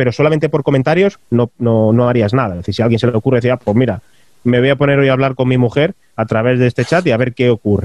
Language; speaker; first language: Spanish; native; Spanish